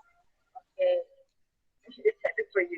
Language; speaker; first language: English; non-native, fluent; Indonesian